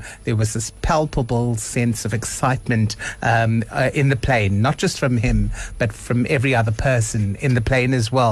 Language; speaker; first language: English; native; English